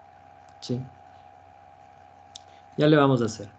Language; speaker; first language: Spanish; native; Spanish